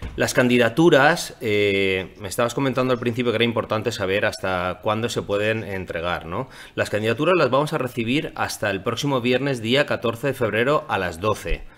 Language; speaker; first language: Spanish; non-native, local second language; Catalan